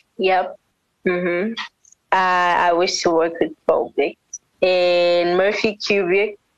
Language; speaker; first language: English; non-native, local second language; North Ndebele